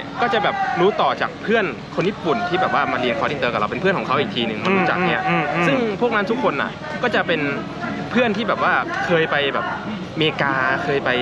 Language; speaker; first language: Thai; native; Thai